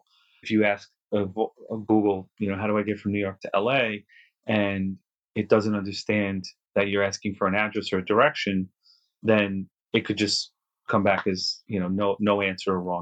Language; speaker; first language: English; native; English